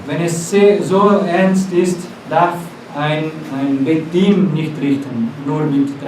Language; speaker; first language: German; non-native, fluent; Portuguese